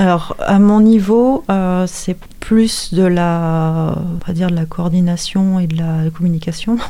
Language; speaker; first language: French; native; French